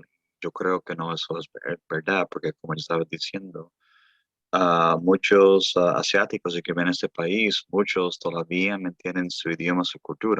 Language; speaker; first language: Spanish; early bilingual, heritage; Spanish